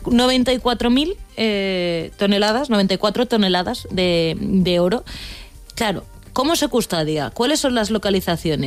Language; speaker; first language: Spanish; native; Spanish